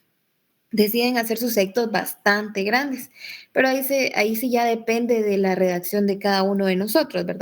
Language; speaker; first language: Spanish; native; Spanish